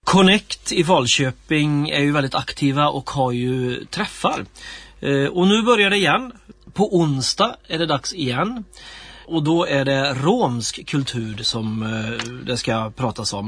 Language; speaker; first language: Swedish; native; Swedish